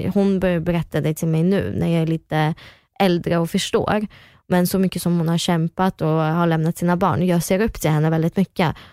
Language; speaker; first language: Swedish; early bilingual, other home language; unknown